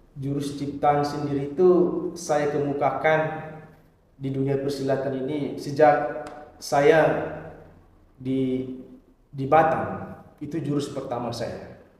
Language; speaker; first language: Indonesian; non-native, local second language; Batak Toba